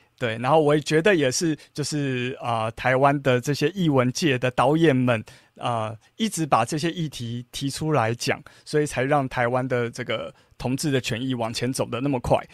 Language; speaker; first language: Chinese; native; Chinese